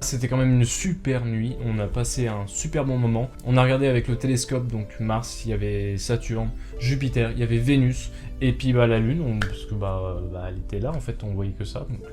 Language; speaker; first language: French; native; French